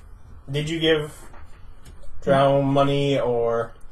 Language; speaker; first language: English; native; English